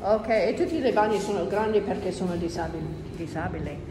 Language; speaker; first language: Italian; non-native, learner; English